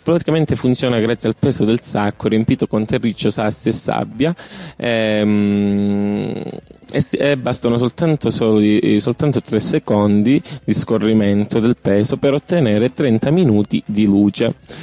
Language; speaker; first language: Italian; native; Italian